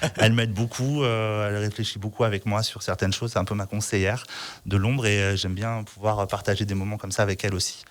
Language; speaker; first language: French; native; French